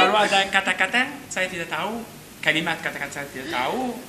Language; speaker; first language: Indonesian; non-native, learner; Arabic